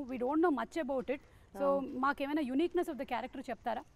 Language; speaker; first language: Telugu; native; Telugu